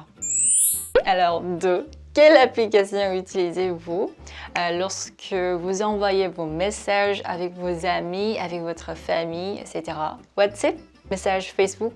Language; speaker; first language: French; non-native, fluent; Korean